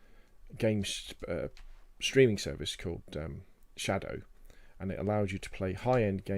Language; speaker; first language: English; native; English